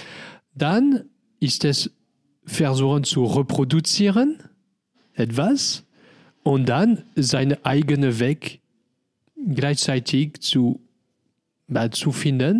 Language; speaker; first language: German; non-native, learner; French